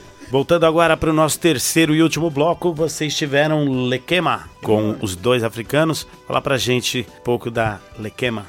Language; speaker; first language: Portuguese; native; Portuguese